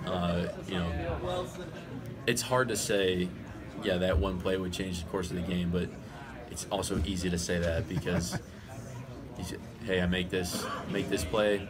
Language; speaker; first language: English; native; English